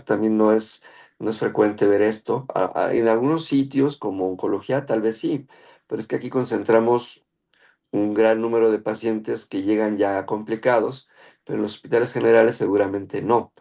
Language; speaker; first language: Spanish; native; Spanish